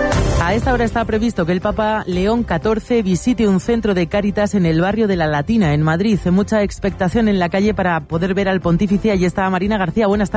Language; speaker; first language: Spanish; native; Spanish